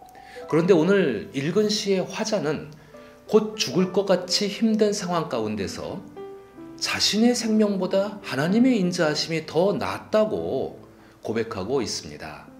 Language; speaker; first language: Korean; native; Korean